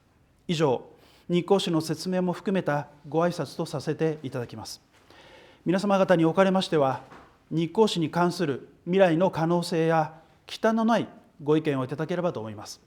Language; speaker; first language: Japanese; native; Japanese